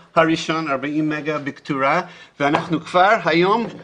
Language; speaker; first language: Hebrew; non-native, fluent; English